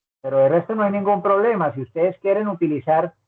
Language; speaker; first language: Spanish; native; Spanish